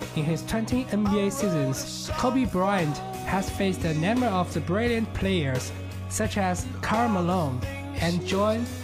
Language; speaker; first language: English; non-native, learner; Chinese